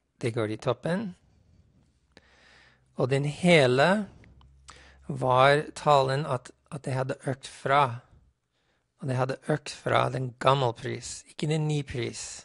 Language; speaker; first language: Norwegian; non-native, fluent; English